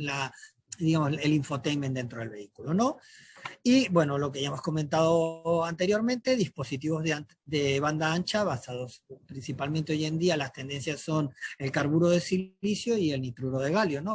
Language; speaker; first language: Spanish; native; Spanish